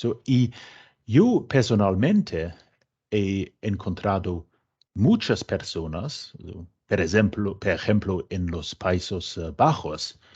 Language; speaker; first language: Spanish; non-native, fluent; English